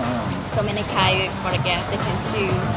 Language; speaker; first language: English; non-native, learner; Vietnamese